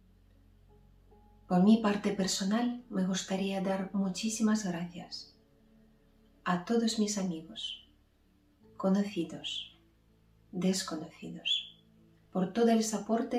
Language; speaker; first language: Spanish; non-native, fluent; Ukrainian